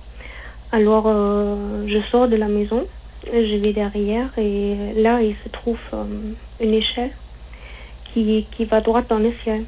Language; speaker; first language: French; non-native, fluent; German